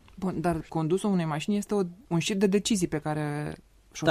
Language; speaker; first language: Romanian; native; Romanian